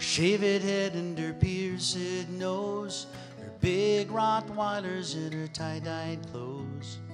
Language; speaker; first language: English; non-native, fluent; Spanish